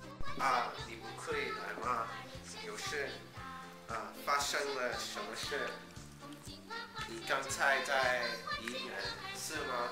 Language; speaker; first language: Chinese; non-native, learner; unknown